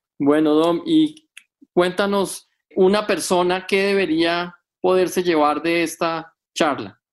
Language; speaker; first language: Spanish; native; Spanish